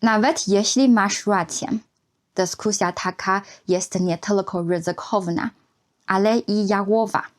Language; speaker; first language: Polish; non-native, fluent; Chinese